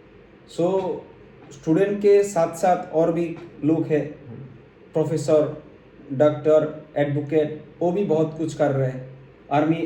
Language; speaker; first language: Hindi; non-native, fluent; Bangla